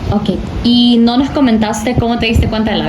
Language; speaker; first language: Spanish; native; Spanish